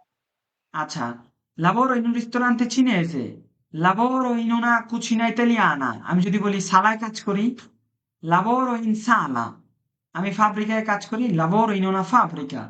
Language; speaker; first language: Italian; non-native, fluent; Bangla